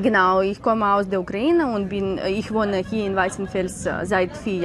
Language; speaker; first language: German; non-native, learner; Ukrainian